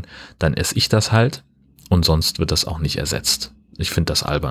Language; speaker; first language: German; native; German